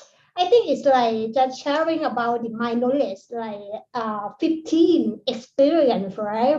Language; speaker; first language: English; non-native, learner; Thai